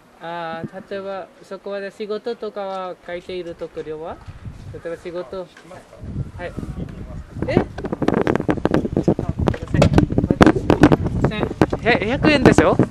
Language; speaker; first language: Japanese; non-native, learner; Hindi